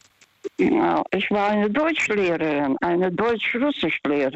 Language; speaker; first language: German; non-native, fluent; Russian